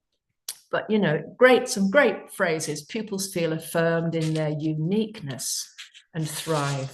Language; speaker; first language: English; native; English